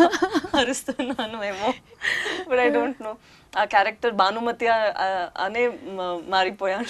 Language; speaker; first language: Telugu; non-native, learner; Tamil